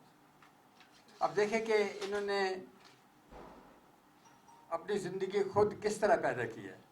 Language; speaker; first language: Urdu; native; Urdu